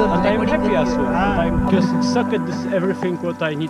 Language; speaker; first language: English; non-native, learner; Polish